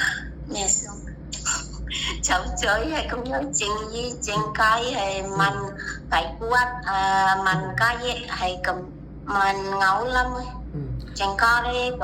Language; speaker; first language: Cantonese; non-native, learner; Indonesian